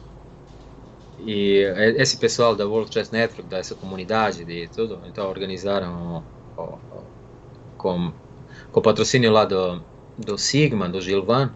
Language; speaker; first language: Portuguese; non-native, fluent; Serbian